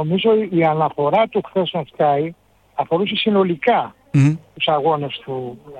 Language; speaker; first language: Greek; native; Greek